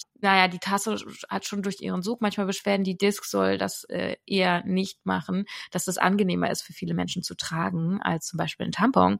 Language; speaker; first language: German; native; German